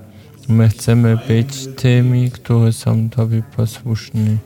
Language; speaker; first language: Polish; non-native, fluent; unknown